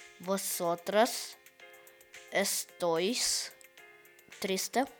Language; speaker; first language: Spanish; non-native, learner; Russian